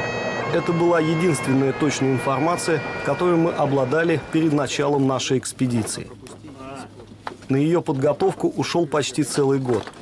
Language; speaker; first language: Russian; native; Russian